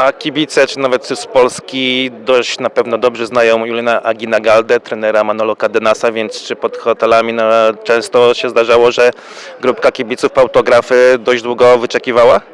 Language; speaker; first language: Polish; native; Polish